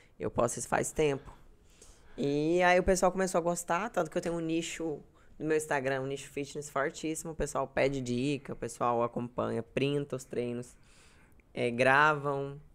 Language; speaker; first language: Portuguese; native; Portuguese